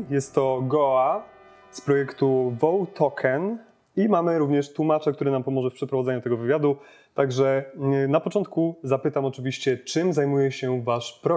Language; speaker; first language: Polish; native; Polish